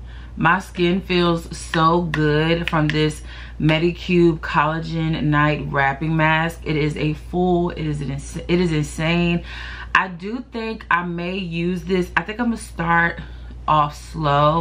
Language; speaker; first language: English; native; English